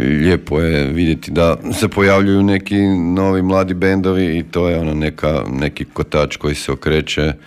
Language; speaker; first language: Croatian; native; Croatian